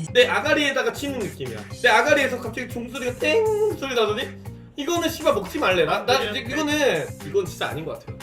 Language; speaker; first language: Korean; native; Korean